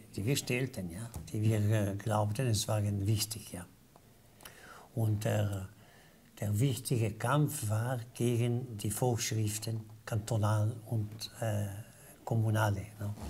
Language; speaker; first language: German; non-native, local second language; Italian